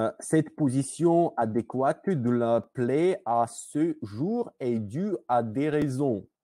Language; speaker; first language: French; non-native, learner; Russian